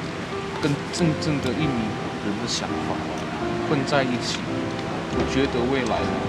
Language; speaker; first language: Chinese; non-native, fluent; Javanese